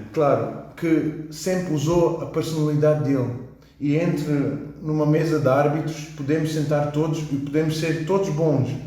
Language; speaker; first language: Portuguese; early bilingual, heritage; English